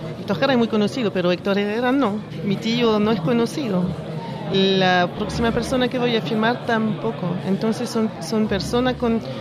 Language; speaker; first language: Spanish; early bilingual, heritage; French